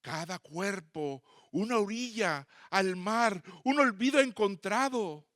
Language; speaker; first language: Spanish; native; Spanish